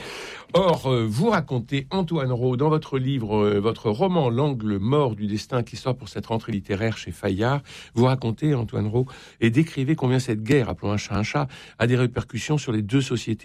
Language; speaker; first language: French; native; French